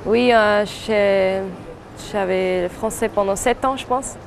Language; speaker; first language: French; non-native, fluent; German